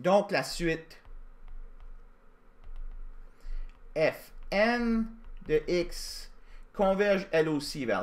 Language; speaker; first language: French; native; French